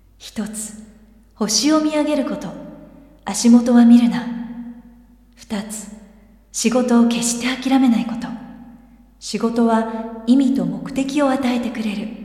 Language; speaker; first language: Japanese; native; Japanese